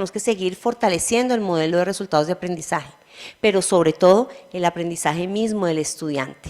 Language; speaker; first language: Spanish; native; Spanish